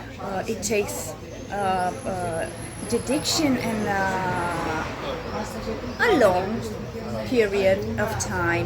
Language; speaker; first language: English; non-native, fluent; Italian